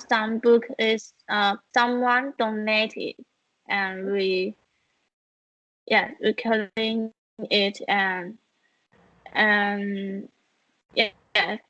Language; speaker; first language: English; non-native, learner; Chinese